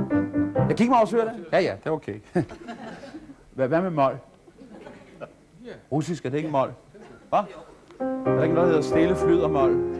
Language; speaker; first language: Danish; native; Danish